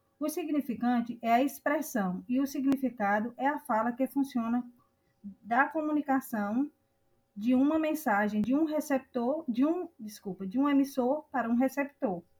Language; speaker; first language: Portuguese; native; Portuguese